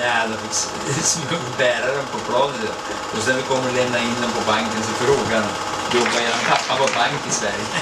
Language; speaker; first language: Swedish; native; Swedish